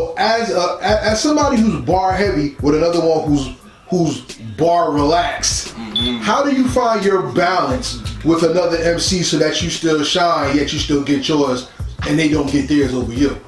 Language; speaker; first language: English; native; English